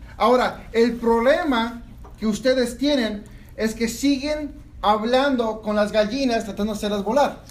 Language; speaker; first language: Spanish; early bilingual, heritage; Spanish